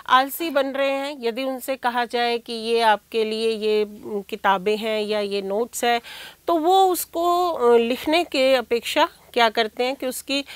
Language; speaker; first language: Hindi; native; Hindi